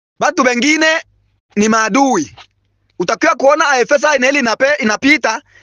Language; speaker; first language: Swahili; non-native, local second language; Bembe